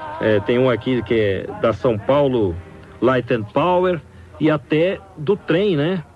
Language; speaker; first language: Portuguese; native; Portuguese